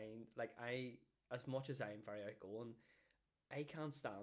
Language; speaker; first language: English; native; English